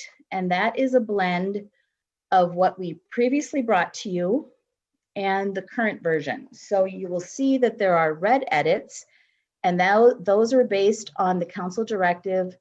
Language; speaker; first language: English; native; English